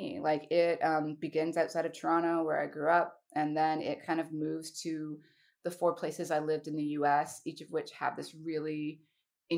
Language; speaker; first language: English; native; English